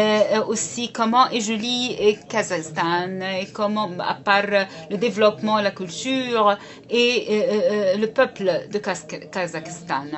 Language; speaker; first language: French; non-native, fluent; Arabic